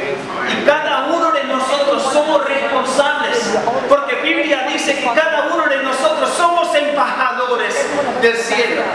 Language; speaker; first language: Spanish; non-native, fluent; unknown